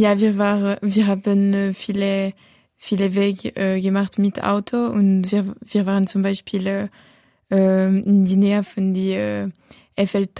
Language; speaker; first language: German; non-native, local second language; French